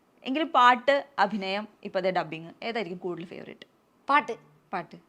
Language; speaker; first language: Malayalam; native; Malayalam